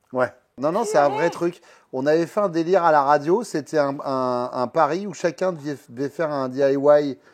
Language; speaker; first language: French; native; French